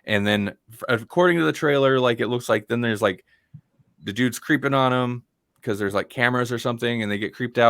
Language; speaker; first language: English; native; English